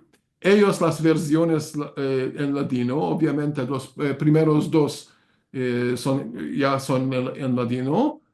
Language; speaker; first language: Spanish; non-native, learner; Hungarian